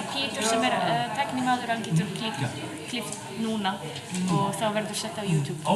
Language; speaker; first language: Icelandic; non-native, fluent; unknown